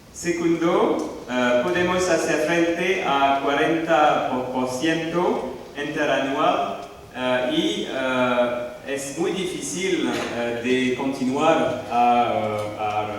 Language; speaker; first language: Spanish; non-native, learner; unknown